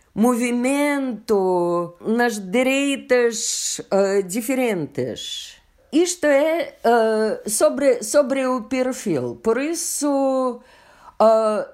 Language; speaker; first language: Portuguese; non-native, learner; Russian